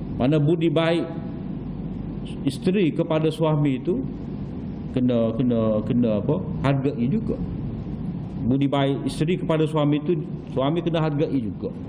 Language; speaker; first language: Malay; native; Malay